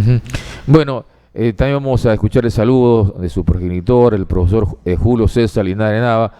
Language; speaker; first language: Spanish; native; Spanish